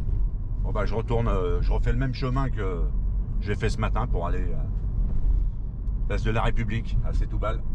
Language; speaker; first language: French; native; French